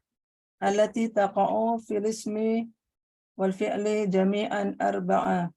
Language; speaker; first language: Arabic; non-native, learner; Indonesian